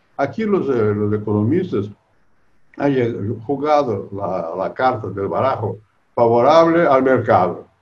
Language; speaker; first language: Spanish; non-native, fluent; Portuguese